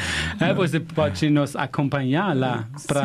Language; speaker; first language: Portuguese; non-native, fluent; German